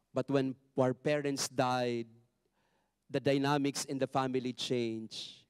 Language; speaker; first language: English; non-native, local second language; Filipino